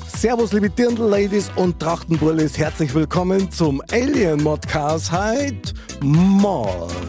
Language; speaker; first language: German; native; German